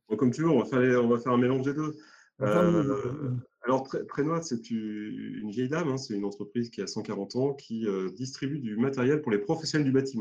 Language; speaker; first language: French; native; French